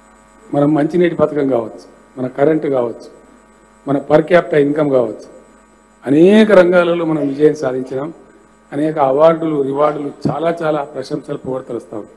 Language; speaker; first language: Telugu; native; Telugu